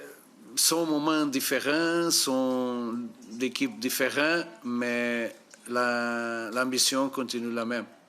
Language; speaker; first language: French; non-native, fluent; Portuguese